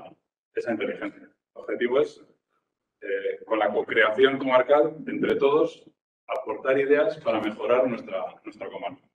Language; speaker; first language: Spanish; native; Spanish